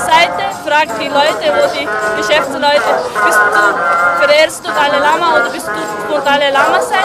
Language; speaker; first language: German; non-native, learner; Tibetan